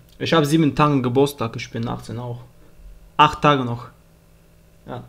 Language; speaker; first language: German; non-native, learner; Bulgarian